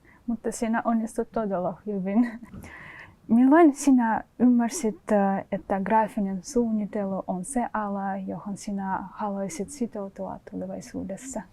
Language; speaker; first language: Finnish; non-native, fluent; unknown